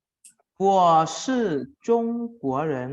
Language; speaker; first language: Chinese; non-native, fluent; Lao